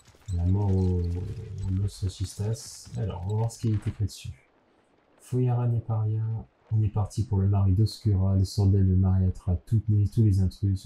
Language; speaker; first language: French; native; French